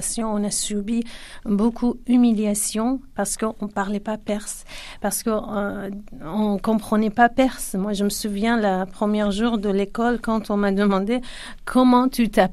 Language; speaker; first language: French; non-native, fluent; Kurdish